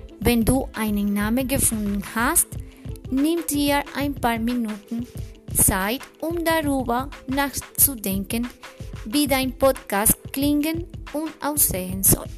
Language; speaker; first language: German; non-native, fluent; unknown